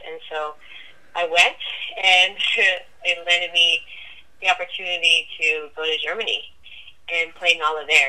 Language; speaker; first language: English; native; English